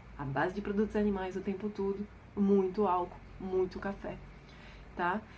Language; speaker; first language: Portuguese; non-native, fluent; French